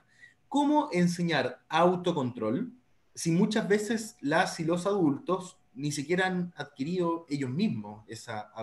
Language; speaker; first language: Spanish; native; Spanish